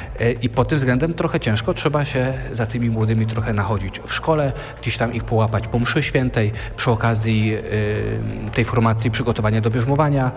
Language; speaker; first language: Polish; native; Polish